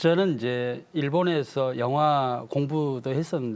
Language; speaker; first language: Korean; native; Korean